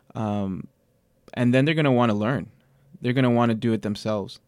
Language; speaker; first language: English; native; English